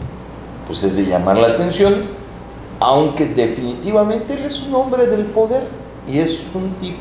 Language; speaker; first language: Spanish; native; Spanish